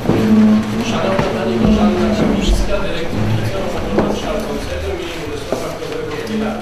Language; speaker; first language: Polish; native; Polish